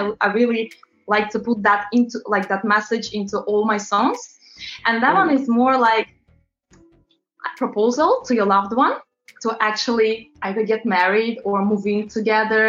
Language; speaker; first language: English; non-native, fluent; Latvian